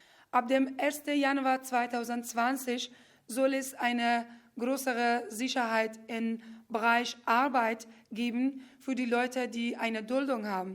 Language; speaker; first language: German; non-native, fluent; Pashto